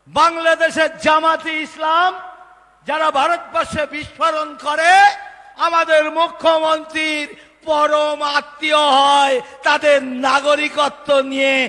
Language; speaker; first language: Bangla; native; Bangla